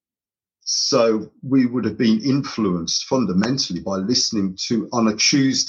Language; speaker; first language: English; native; English